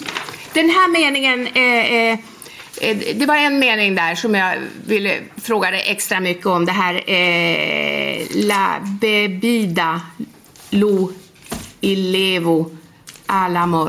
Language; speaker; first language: Swedish; native; Swedish